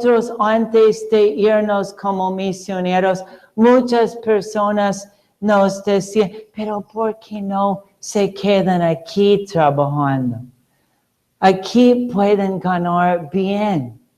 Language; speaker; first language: Spanish; non-native, fluent; English